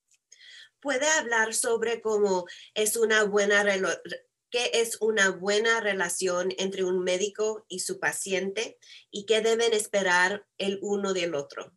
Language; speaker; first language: Spanish; early bilingual, heritage; Spanish